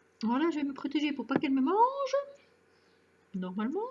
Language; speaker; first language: French; native; French